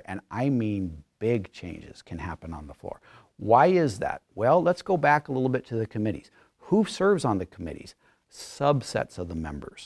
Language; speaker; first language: English; native; English